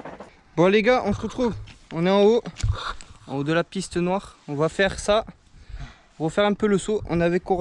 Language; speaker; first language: French; native; French